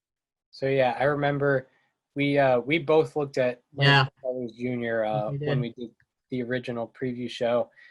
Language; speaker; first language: English; native; English